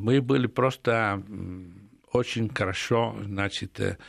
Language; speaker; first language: Russian; non-native, fluent; Italian